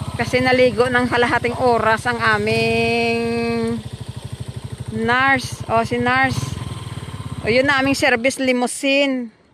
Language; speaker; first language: Filipino; non-native, local second language; Hiligaynon